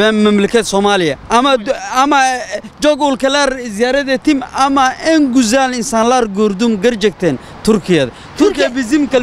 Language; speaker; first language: Turkish; non-native, learner; Somali